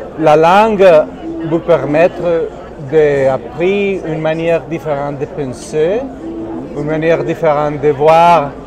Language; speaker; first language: French; non-native, learner; Spanish